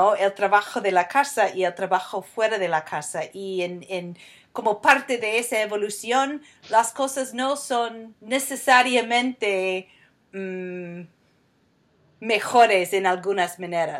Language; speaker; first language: Spanish; non-native, fluent; English